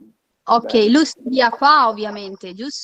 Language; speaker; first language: Italian; non-native, fluent; Urdu